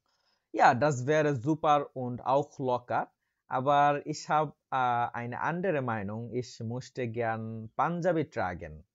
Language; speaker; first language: German; non-native, learner; Bangla